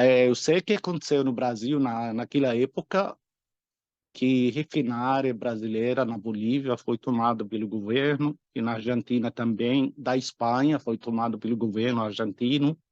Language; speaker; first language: Portuguese; non-native, fluent; Arabic